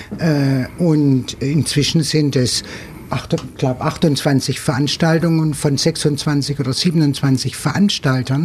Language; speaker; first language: German; native; German